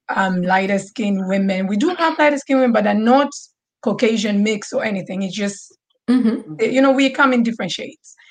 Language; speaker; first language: English; non-native, local second language; Swahili